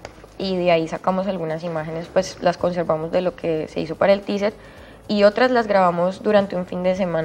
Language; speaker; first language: Spanish; native; Spanish